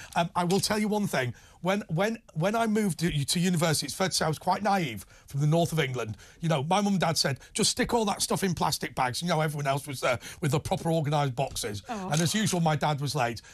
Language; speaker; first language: English; native; English